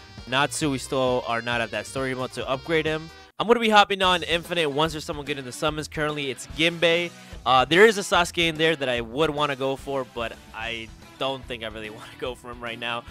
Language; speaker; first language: English; early bilingual, other home language; Spanish